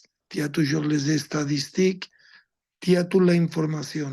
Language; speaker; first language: French; non-native, fluent; Spanish